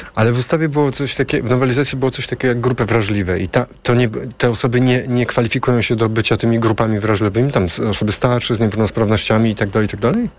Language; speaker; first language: Polish; native; Polish